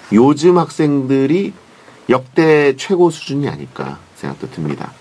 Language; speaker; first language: Korean; native; Korean